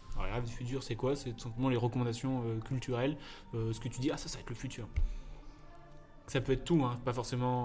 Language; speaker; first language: French; native; French